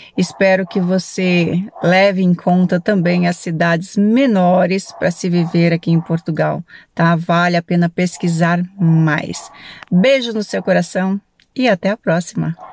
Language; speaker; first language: Portuguese; native; Portuguese